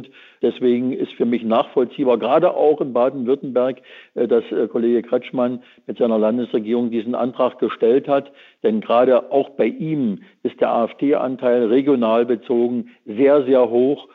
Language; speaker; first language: German; native; German